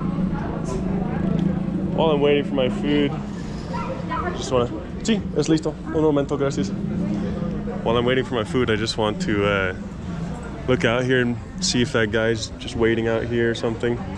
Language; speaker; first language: English; native; English